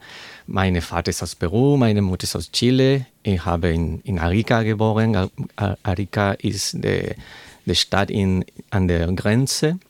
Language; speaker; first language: German; non-native, learner; Spanish